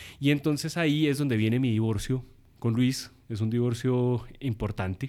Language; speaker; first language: Spanish; native; Spanish